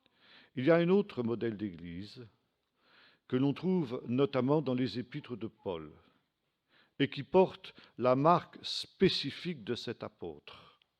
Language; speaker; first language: French; native; French